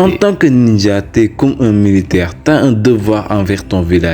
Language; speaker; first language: French; native; French